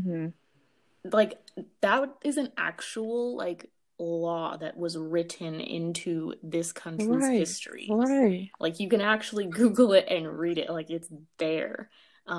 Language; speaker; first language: English; early bilingual, other home language; Amharic